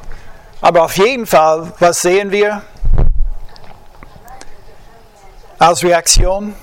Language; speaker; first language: German; non-native, fluent; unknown